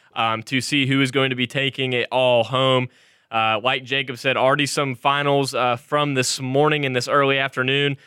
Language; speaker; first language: English; native; English